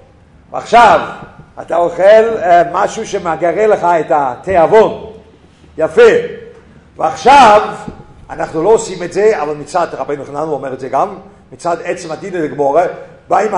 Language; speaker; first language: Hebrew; non-native, fluent; English